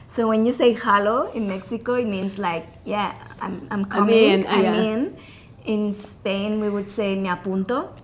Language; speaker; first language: English; non-native, fluent; Catalan